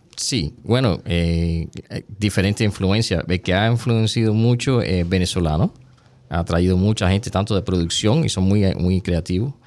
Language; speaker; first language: Spanish; early bilingual, heritage; Spanish